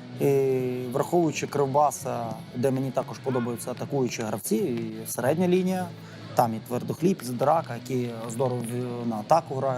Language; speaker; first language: Ukrainian; native; Ukrainian